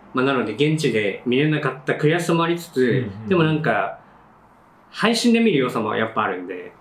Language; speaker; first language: Japanese; native; Japanese